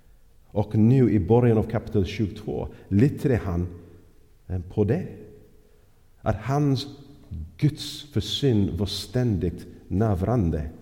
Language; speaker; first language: Swedish; non-native, fluent; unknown